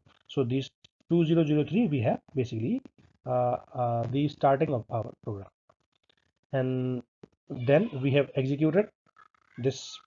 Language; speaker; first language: English; non-native, local second language; Hindi